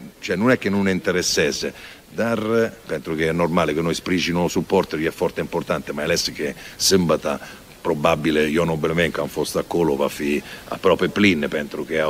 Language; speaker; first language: Romanian; non-native, fluent; Italian